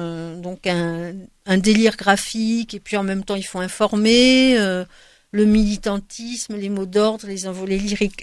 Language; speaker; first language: French; native; French